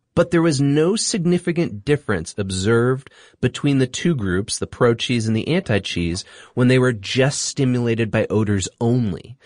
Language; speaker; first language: English; native; English